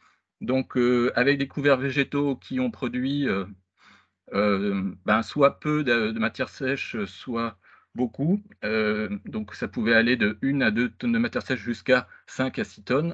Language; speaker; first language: French; native; French